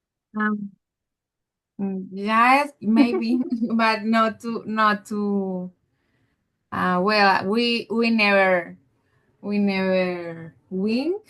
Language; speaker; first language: English; non-native, learner; Spanish